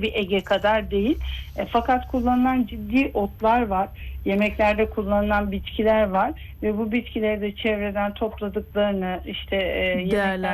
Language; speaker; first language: Turkish; native; Turkish